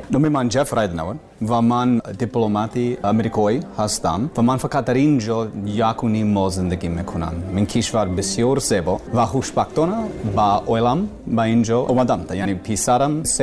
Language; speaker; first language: Persian; non-native, learner; English